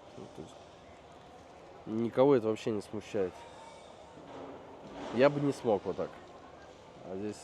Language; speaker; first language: Russian; native; Russian